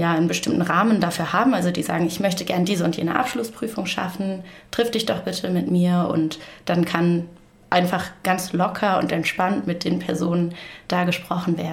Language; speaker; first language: German; native; German